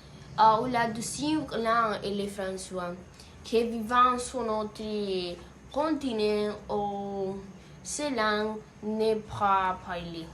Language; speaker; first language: French; non-native, learner; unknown